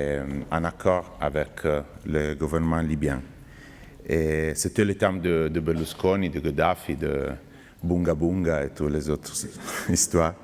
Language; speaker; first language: French; non-native, fluent; Italian